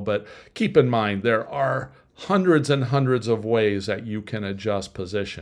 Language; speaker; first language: English; native; English